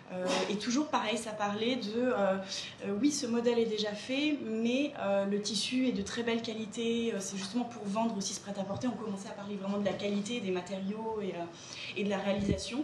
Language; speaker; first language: French; native; French